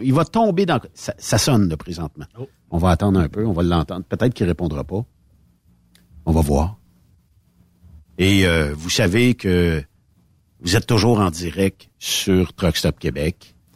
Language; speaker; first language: French; native; French